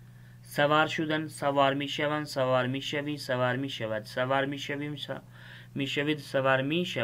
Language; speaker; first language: Persian; non-native, fluent; Urdu